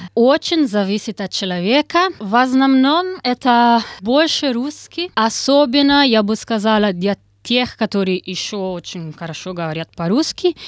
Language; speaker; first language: Russian; non-native, fluent; Italian